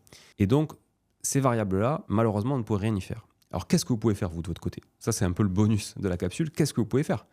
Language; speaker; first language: French; native; French